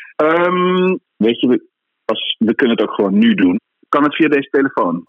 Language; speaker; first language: Dutch; native; Dutch